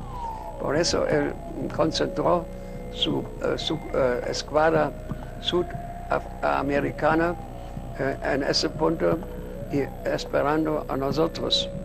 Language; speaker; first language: Spanish; non-native, fluent; German